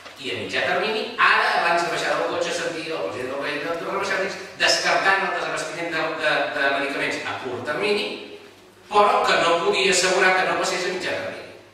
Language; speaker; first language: Catalan; native; Catalan